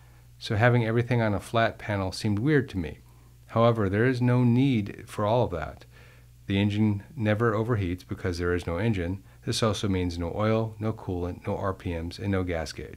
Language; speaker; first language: English; native; English